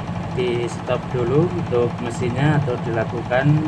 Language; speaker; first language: Indonesian; non-native, local second language; Javanese